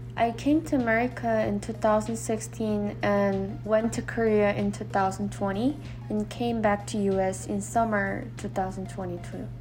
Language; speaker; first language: English; non-native, fluent; Korean